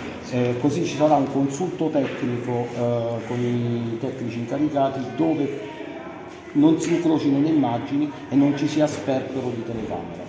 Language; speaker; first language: Italian; native; Italian